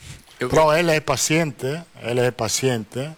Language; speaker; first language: Portuguese; non-native, learner; Italian